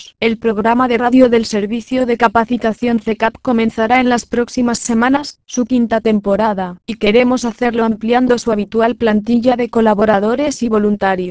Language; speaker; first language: Spanish; native; Spanish